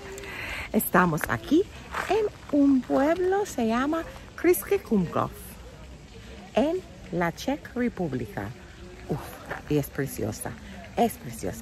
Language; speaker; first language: Spanish; non-native, fluent; English